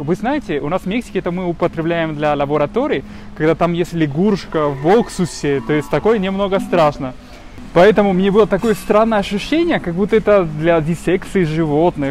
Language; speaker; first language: Russian; non-native, fluent; Spanish